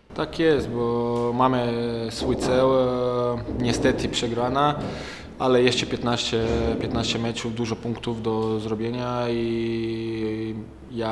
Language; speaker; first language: Polish; non-native, fluent; Croatian